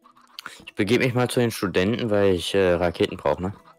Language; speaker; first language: German; native; German